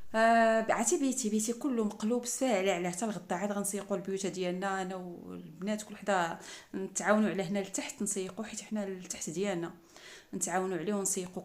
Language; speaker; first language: Arabic; native; Arabic